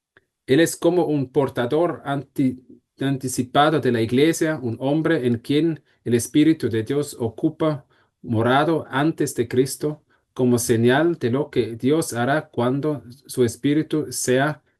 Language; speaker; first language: Spanish; non-native, fluent; German